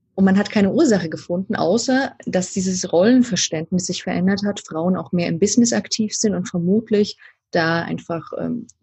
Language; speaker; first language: German; native; German